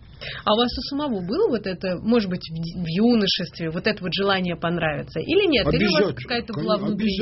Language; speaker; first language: Russian; native; Russian